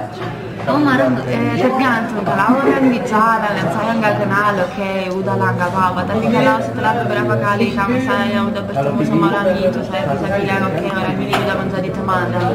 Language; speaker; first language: Indonesian; non-native, fluent; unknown